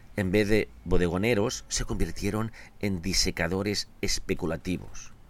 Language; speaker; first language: Spanish; non-native, local second language; Catalan